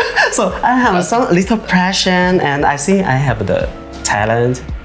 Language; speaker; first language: English; non-native, learner; Chinese